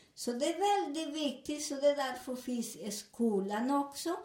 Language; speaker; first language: Swedish; non-native, learner; Spanish